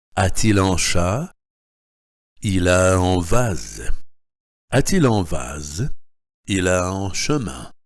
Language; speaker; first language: French; non-native, fluent; Russian